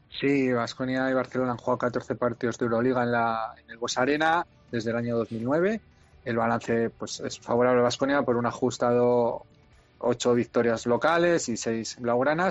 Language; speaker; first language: Spanish; native; Spanish